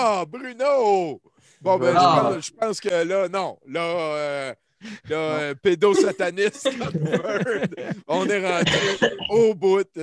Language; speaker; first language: French; native; French